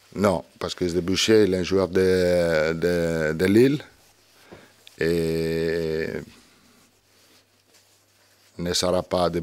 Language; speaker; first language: French; non-native, learner; Italian